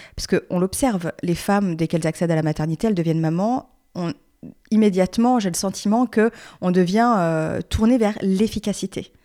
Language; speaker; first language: French; native; French